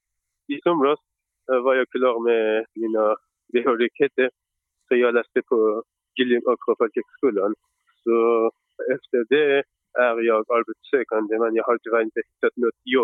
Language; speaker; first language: Swedish; non-native, fluent; Persian